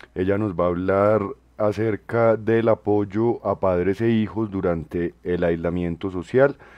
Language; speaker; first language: Spanish; native; Spanish